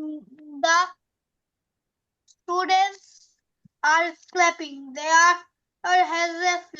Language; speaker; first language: English; non-native, learner; Bangla